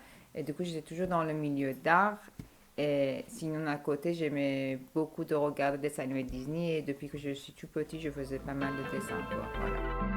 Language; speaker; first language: French; non-native, fluent; Persian